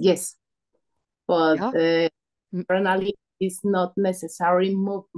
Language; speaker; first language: English; non-native, learner; Spanish